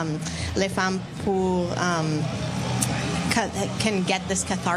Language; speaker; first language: French; non-native, learner; Spanish